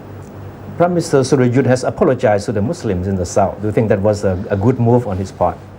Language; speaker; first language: English; non-native, fluent; Thai